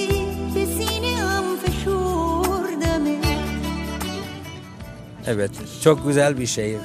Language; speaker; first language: Turkish; non-native, fluent; Persian